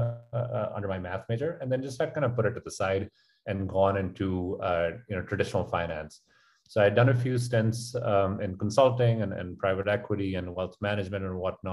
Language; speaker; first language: English; non-native, local second language; Urdu